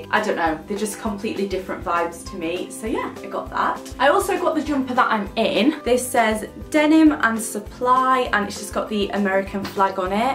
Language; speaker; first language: English; native; English